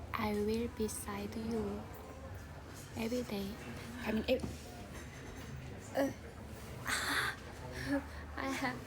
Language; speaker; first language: English; non-native, learner; Korean